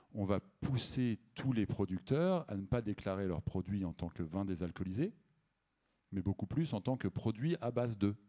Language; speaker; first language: French; native; French